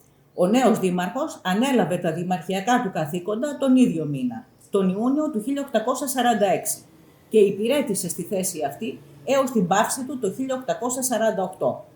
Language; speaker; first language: Greek; native; Greek